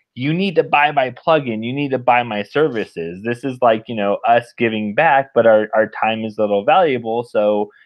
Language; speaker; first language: English; native; English